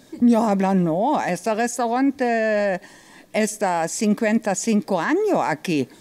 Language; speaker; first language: Spanish; non-native, learner; German